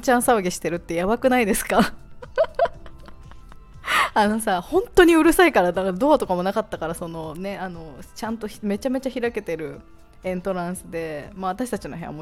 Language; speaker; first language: Japanese; native; Japanese